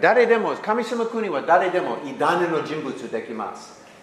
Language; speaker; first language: Japanese; non-native, learner; English